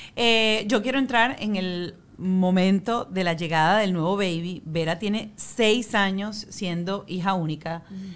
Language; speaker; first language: Spanish; native; Spanish